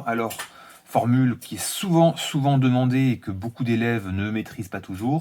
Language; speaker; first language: French; native; French